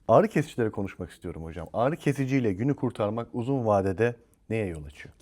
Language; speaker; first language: Turkish; native; Turkish